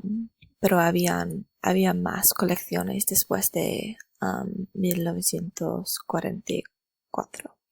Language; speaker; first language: Spanish; non-native, learner; English